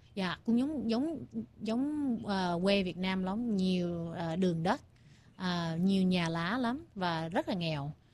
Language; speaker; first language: Vietnamese; early bilingual, heritage; Vietnamese